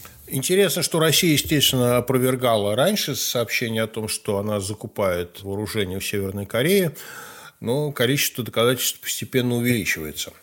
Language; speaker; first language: Russian; native; Russian